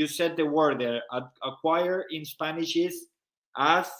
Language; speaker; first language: English; non-native, fluent; Spanish